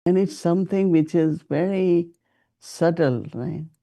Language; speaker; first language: English; non-native, local second language; Hindi